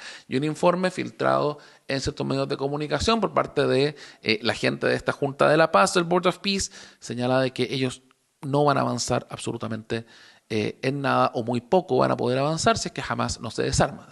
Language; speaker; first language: Spanish; native; Spanish